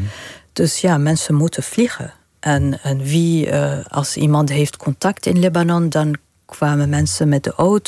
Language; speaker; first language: Dutch; non-native, learner; Arabic